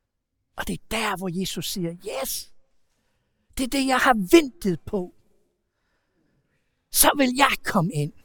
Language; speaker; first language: Danish; non-native, fluent; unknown